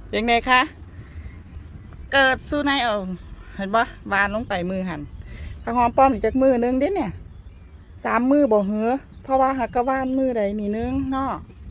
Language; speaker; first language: Thai; native; Thai